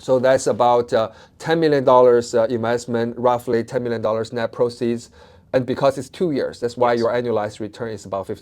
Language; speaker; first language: English; non-native, fluent; Chinese